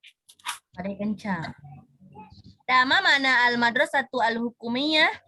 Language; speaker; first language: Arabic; non-native, fluent; Indonesian